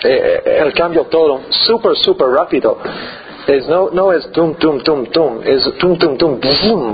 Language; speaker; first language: Spanish; non-native, learner; English